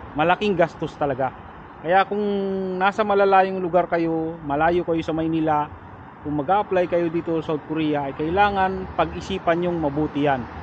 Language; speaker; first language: Filipino; non-native, local second language; Bikol